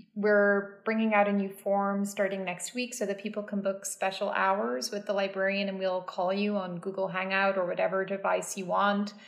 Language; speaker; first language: English; native; English